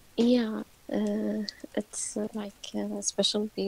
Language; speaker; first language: English; non-native, learner; Arabic